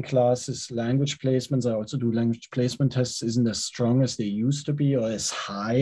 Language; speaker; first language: English; non-native, fluent; German